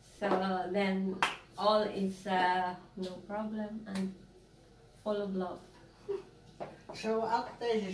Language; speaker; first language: English; non-native, local second language; Filipino